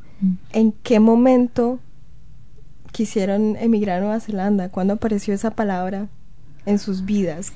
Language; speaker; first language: Spanish; native; Spanish